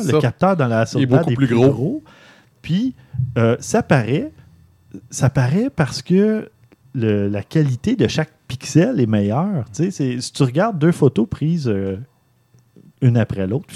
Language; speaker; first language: French; native; French